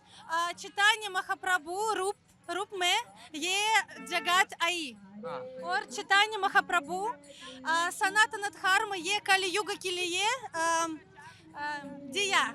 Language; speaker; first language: Hindi; non-native, learner; Russian